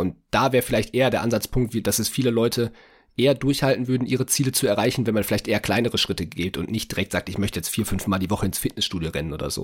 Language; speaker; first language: German; native; German